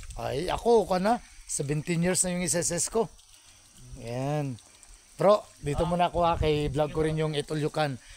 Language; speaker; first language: Filipino; non-native, local second language; Hiligaynon